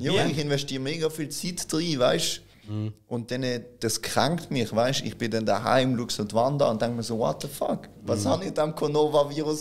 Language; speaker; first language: German; native; German